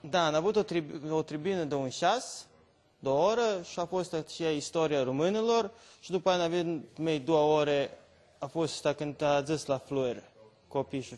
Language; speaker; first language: Romanian; non-native, local second language; Serbian